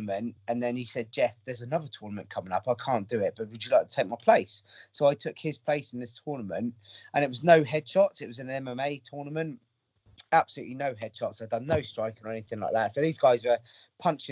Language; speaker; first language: English; native; English